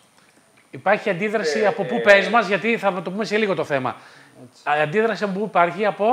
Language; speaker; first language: Greek; native; Greek